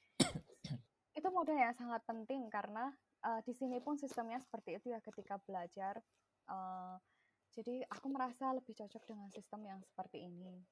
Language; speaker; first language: Indonesian; non-native, local second language; Javanese